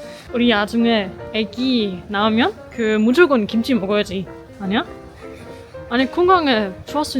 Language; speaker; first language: Korean; non-native, fluent; German